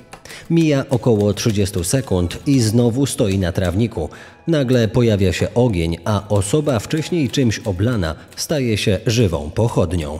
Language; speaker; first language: Polish; native; Polish